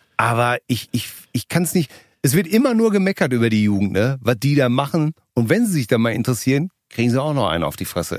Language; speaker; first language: German; native; German